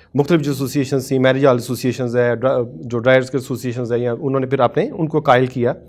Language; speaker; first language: Urdu; non-native, local second language; Punjabi